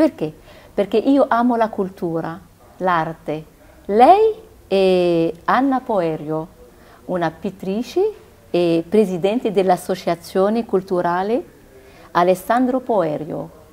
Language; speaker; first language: Italian; non-native, learner; Arabic